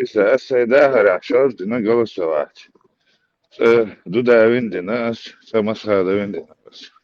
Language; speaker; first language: Russian; non-native, local second language; Chechen